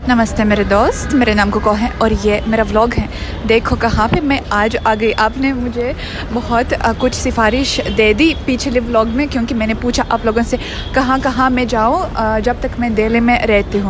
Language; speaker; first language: Hindi; non-native, fluent; Russian